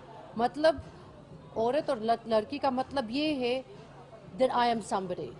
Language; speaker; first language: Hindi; early bilingual, heritage; English